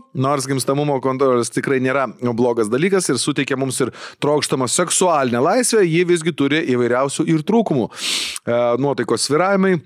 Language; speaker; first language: Lithuanian; native; Lithuanian